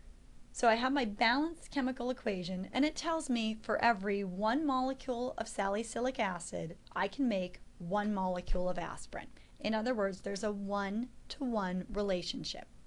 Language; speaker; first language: English; native; English